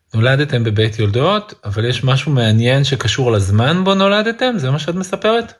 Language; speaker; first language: Hebrew; native; Hebrew